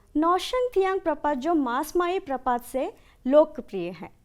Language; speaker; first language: Hindi; non-native, local second language; Kannada